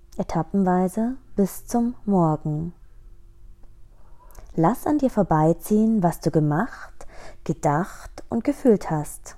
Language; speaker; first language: German; native; German